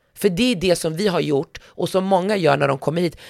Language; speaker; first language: Swedish; early bilingual, other home language; Arabic